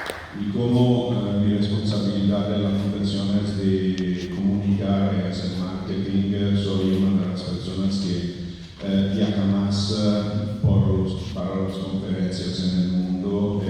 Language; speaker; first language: Spanish; non-native, fluent; Italian